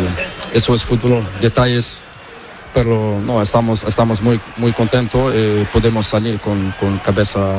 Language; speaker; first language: Spanish; non-native, learner; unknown